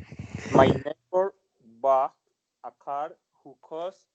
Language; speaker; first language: English; non-native, learner; Spanish